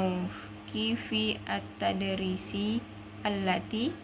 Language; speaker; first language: Arabic; non-native, learner; Indonesian